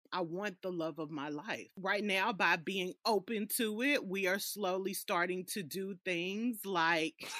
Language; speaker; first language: English; native; English